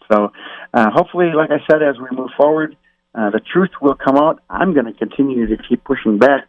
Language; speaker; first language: English; native; English